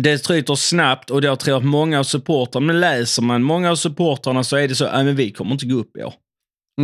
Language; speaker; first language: Swedish; native; Swedish